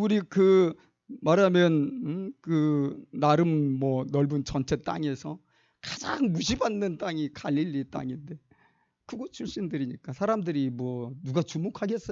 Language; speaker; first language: Korean; native; Korean